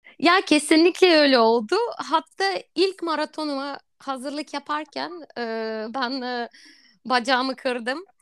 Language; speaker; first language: Turkish; non-native, fluent; Russian